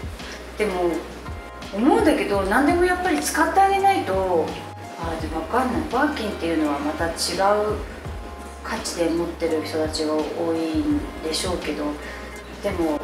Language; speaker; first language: Japanese; native; Japanese